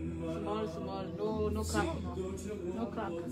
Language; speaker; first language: English; non-native, learner; French